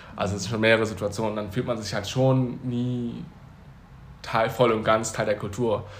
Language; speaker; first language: German; early bilingual, other home language; Chinese